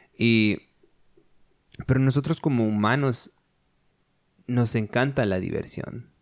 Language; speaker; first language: Spanish; early bilingual, heritage; Spanish